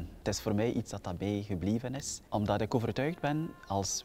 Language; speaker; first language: Dutch; non-native, fluent; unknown